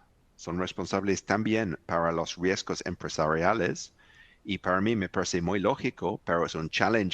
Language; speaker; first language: Spanish; non-native, fluent; English